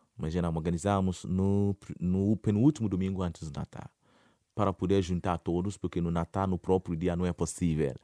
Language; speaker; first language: Portuguese; non-native, fluent; Akan